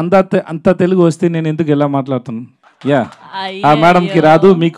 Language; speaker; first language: Telugu; non-native, learner; Tamil